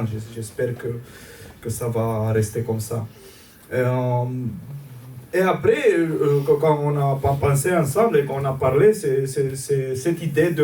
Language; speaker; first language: French; non-native, fluent; Romanian